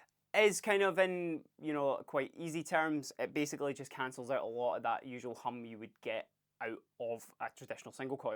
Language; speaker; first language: English; native; English